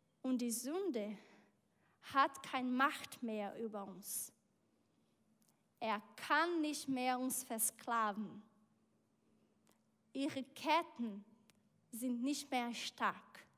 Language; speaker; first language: German; non-native, learner; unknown